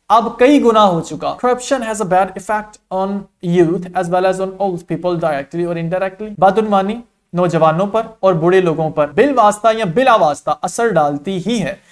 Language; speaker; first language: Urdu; non-native, local second language; Punjabi